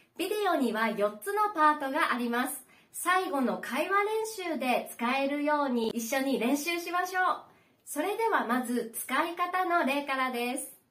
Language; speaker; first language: Japanese; native; Japanese